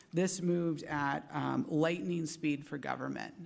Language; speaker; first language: English; native; English